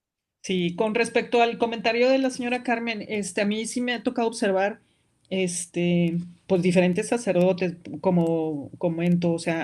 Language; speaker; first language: Spanish; native; Spanish